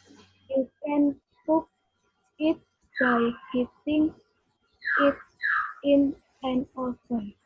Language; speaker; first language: English; non-native, learner; Indonesian